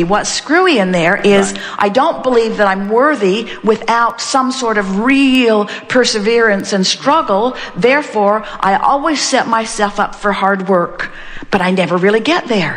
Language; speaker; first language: English; native; English